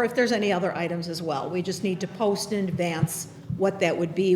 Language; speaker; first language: English; native; English